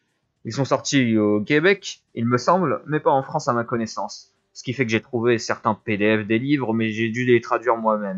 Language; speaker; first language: French; native; French